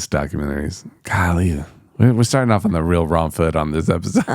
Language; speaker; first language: English; native; English